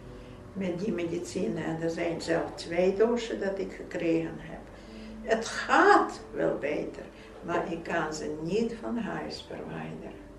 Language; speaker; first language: Dutch; non-native, fluent; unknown